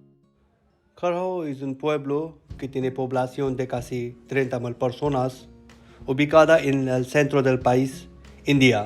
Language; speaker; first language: Spanish; non-native, learner; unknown